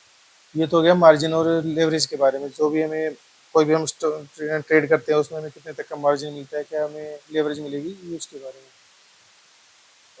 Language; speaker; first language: Hindi; native; Hindi